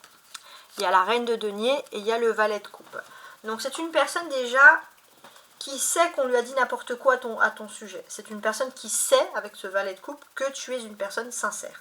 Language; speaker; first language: French; native; French